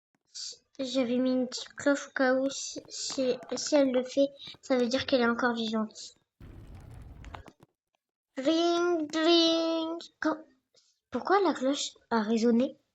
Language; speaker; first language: French; native; French